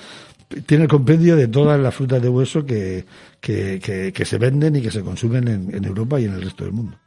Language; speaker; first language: Spanish; native; Spanish